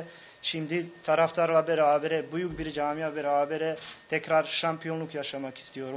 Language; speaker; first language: Turkish; non-native, fluent; Bosnian